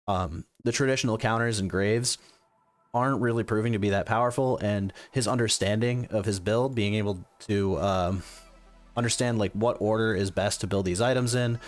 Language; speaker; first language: English; native; English